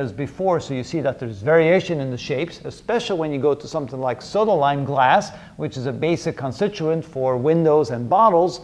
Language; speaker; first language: English; non-native, fluent; Dutch